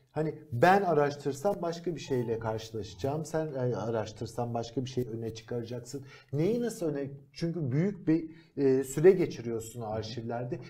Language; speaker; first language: Turkish; native; Turkish